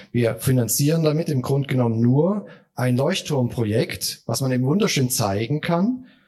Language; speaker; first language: German; native; German